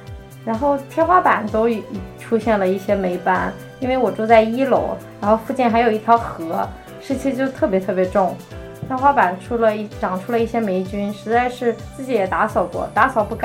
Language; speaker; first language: Chinese; native; Chinese